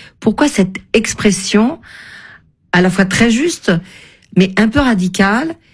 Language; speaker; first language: French; native; French